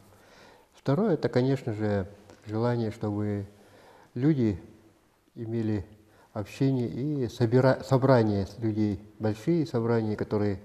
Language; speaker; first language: Russian; non-native, local second language; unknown